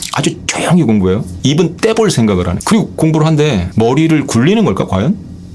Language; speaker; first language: Korean; native; Korean